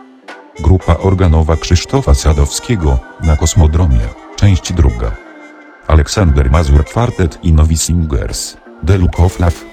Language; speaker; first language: Polish; native; Polish